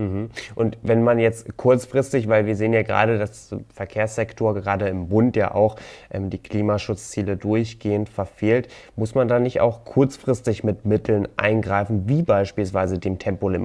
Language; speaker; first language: German; native; German